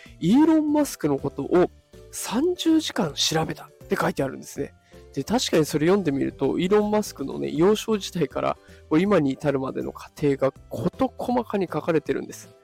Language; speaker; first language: Japanese; native; Japanese